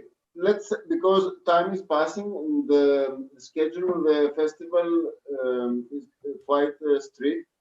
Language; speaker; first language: English; non-native, fluent; Greek